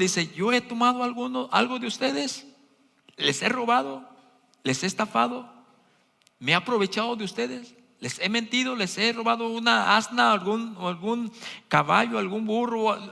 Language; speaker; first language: Spanish; native; Spanish